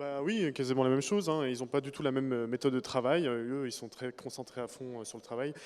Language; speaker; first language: French; native; French